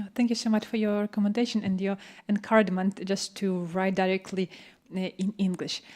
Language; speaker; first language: English; non-native, fluent; Ukrainian